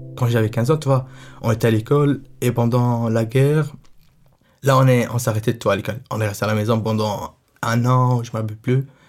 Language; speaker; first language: French; non-native, fluent; Arabic